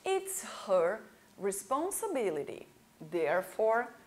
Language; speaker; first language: English; non-native, fluent; Portuguese